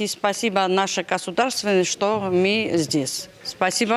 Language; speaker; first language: Russian; non-native, learner; Georgian